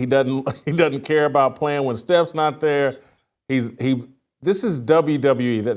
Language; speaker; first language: English; native; English